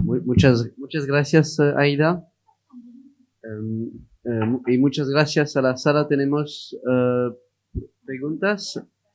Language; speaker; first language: Spanish; non-native, learner; French